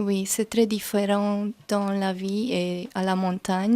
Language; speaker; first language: French; non-native, learner; Hungarian